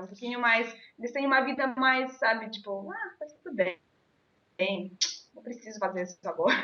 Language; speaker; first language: Portuguese; non-native, fluent; Russian